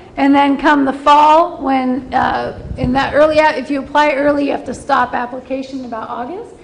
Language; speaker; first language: English; native; English